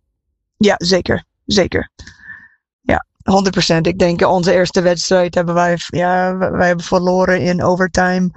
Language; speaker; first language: Dutch; non-native, fluent; English